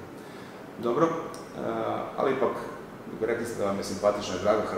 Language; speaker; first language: Serbian; native; Serbian